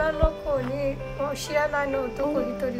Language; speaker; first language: Japanese; non-native, learner; Burmese